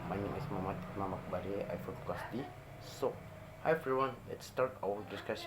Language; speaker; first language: English; non-native, learner; Indonesian